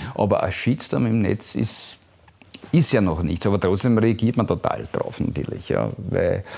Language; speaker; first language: German; native; German